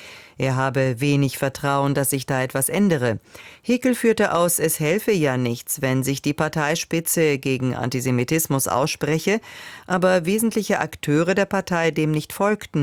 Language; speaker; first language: German; native; German